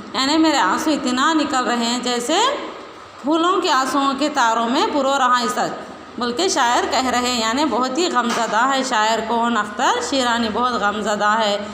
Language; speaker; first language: Urdu; native; Urdu